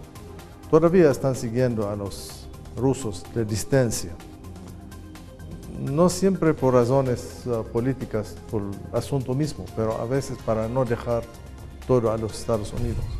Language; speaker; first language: Spanish; non-native, fluent; Arabic